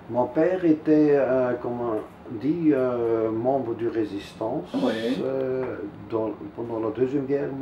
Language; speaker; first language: French; non-native, local second language; Dutch